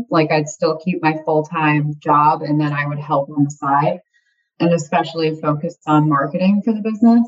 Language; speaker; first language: English; native; English